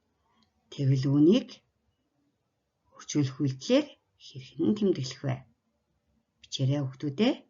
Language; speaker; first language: Mongolian; native; Mongolian